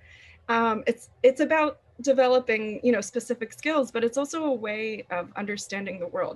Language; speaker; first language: English; native; English